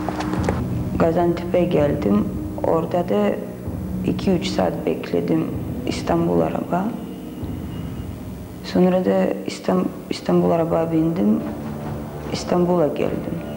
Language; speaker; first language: Turkish; non-native, learner; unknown